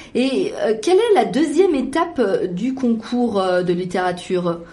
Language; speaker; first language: French; native; French